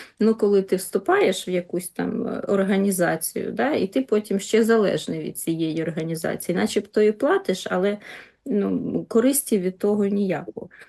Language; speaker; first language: Ukrainian; native; Ukrainian